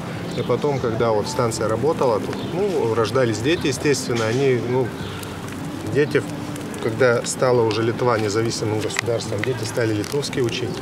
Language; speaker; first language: Russian; native; Russian